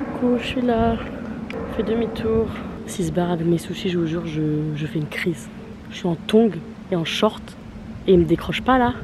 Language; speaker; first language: French; native; French